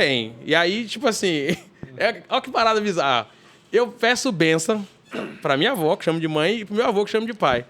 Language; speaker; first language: Portuguese; native; Portuguese